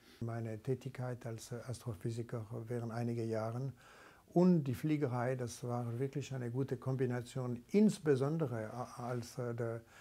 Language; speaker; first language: German; non-native, local second language; French